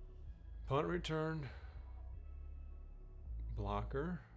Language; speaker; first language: English; native; English